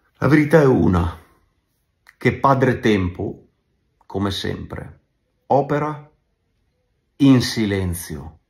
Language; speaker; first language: Italian; native; Italian